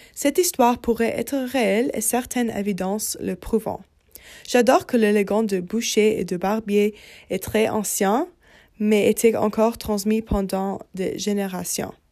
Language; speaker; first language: French; non-native, learner; English